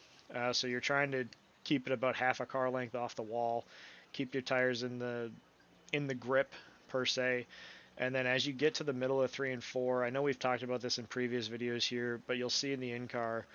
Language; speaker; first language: English; native; English